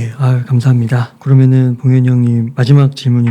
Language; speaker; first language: Korean; native; Korean